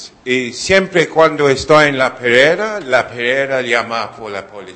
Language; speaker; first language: Spanish; non-native, learner; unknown